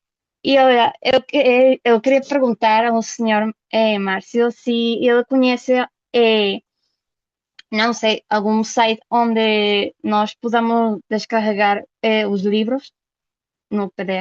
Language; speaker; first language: Portuguese; non-native, fluent; Spanish